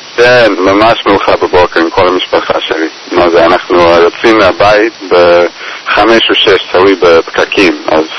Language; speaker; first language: Hebrew; early bilingual, heritage; English